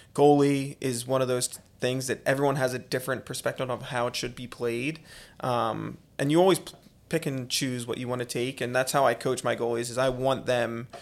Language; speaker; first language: English; native; English